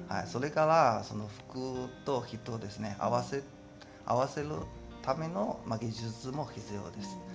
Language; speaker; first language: Japanese; non-native, fluent; Chinese